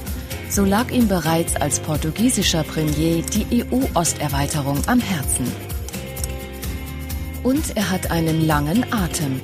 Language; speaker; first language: German; native; German